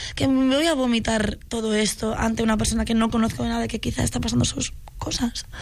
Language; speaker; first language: Spanish; native; Spanish